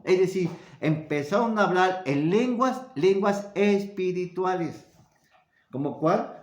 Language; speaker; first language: Spanish; native; Spanish